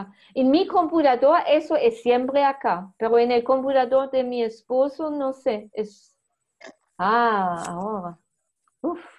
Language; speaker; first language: Spanish; non-native, fluent; German